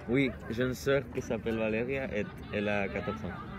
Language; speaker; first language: French; non-native, learner; Spanish